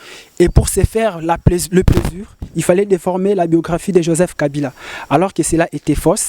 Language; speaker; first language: French; non-native, local second language; Lingala